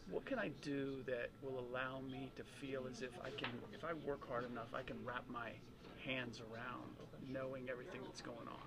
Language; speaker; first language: English; early bilingual, other home language; German